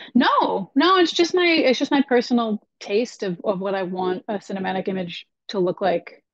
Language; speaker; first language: English; native; English